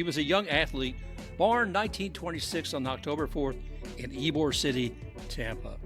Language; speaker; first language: English; native; English